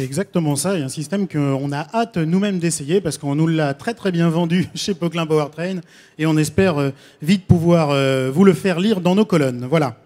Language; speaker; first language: French; native; French